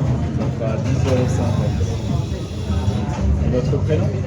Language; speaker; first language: French; native; French